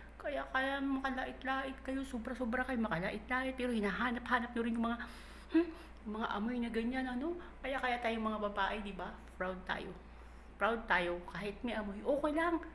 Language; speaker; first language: Filipino; non-native, local second language; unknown